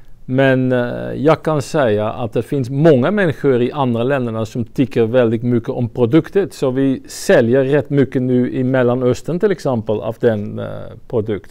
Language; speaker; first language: Swedish; non-native, fluent; French